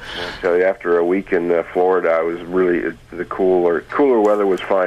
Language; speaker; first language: English; native; English